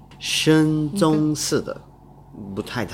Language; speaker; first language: Chinese; non-native, learner; English